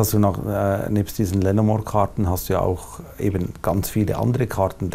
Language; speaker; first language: German; native; German